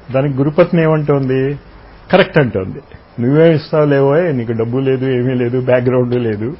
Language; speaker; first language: Telugu; native; Telugu